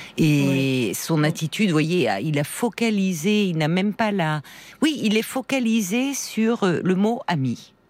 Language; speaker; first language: French; native; French